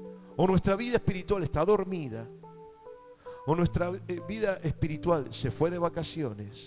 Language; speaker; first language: Spanish; native; Spanish